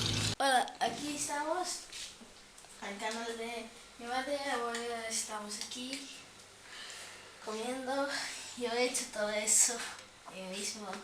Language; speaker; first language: Spanish; early bilingual, other home language; Dutch